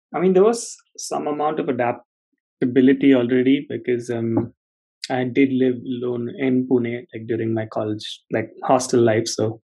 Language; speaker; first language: English; non-native, local second language; Tamil